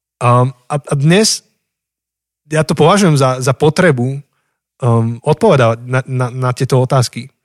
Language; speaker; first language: Slovak; native; Slovak